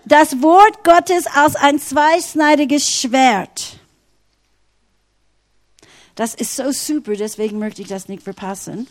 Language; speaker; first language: German; non-native, fluent; English